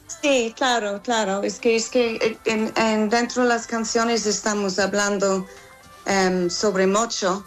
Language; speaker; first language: Spanish; non-native, fluent; English